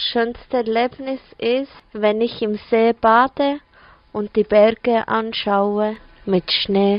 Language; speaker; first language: German; non-native, fluent; Serbian